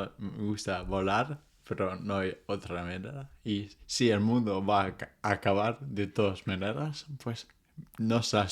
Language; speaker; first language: Spanish; non-native, fluent; English